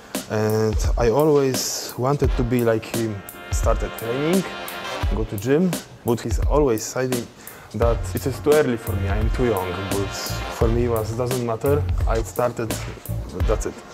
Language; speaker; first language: English; non-native, learner; Polish